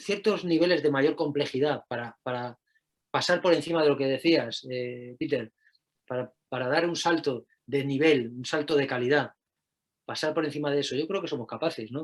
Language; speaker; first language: Spanish; native; Spanish